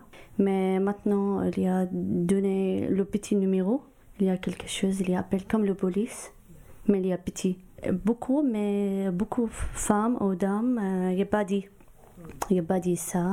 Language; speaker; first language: French; non-native, learner; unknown